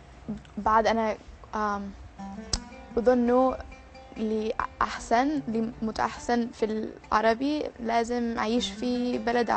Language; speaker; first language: Arabic; early bilingual, heritage; English